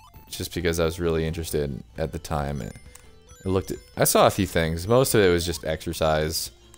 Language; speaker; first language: English; native; English